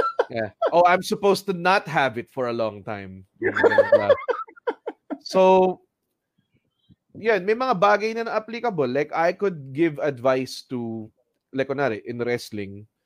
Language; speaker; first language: English; non-native, local second language; Filipino